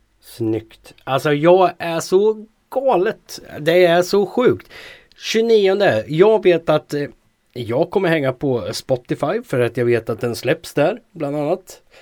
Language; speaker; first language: Swedish; native; Swedish